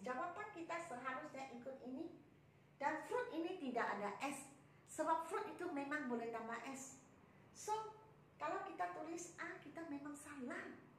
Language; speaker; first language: Malay; native; Malay